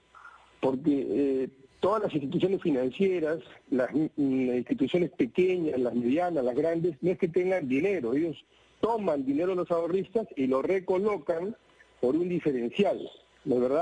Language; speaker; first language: Spanish; native; Spanish